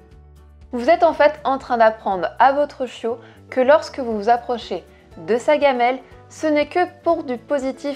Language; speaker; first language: French; native; French